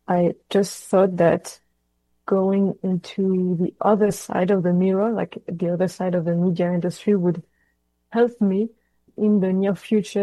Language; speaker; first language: English; non-native, fluent; French